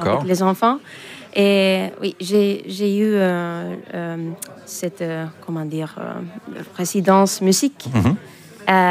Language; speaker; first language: French; non-native, fluent; Finnish